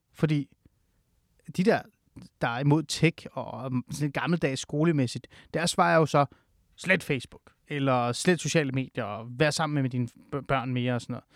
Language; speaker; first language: Danish; early bilingual, other home language; Persian